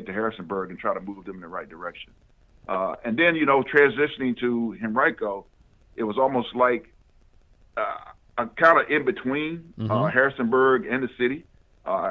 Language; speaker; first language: English; native; English